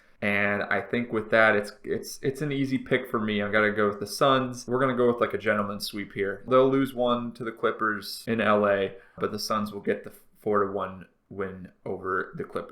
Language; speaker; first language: English; native; English